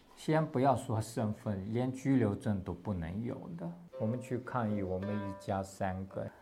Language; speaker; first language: Chinese; non-native, local second language; Tibetan